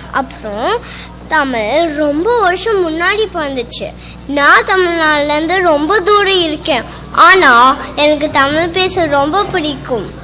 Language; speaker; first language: Tamil; early bilingual, heritage; Tamil